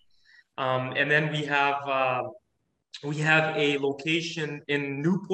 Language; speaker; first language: English; native; English